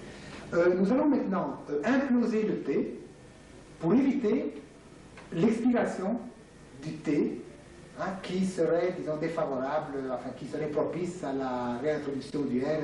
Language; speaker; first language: French; native; French